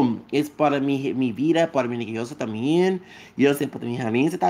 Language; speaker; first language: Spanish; non-native, learner; English